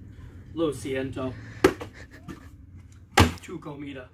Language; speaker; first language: Spanish; non-native, learner; English